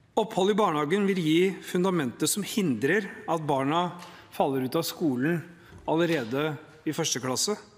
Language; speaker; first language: Norwegian; early bilingual, other home language; Urdu